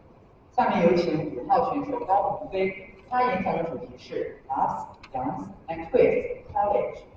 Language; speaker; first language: Chinese; native; Chinese